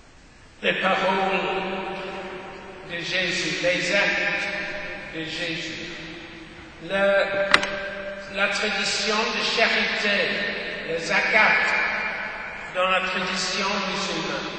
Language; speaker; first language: French; non-native, fluent; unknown